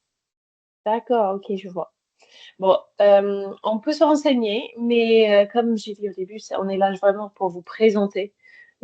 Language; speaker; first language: French; native; French